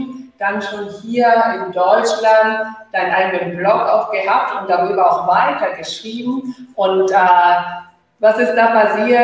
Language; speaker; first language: German; non-native, fluent; Spanish